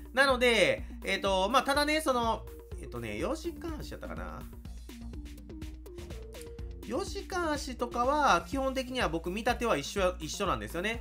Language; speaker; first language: Japanese; native; Japanese